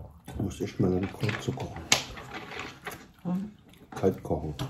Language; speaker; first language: German; native; German